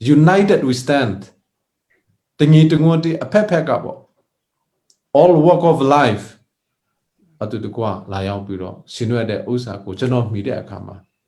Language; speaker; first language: Burmese; non-native, local second language; Hakha Chin